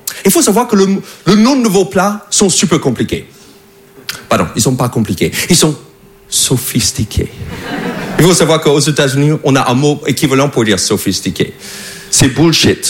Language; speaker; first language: French; non-native, fluent; English